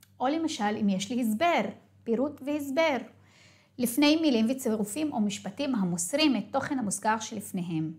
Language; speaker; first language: Hebrew; non-native, local second language; Arabic